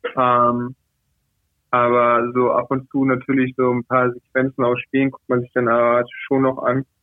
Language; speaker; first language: German; early bilingual, other home language; Portuguese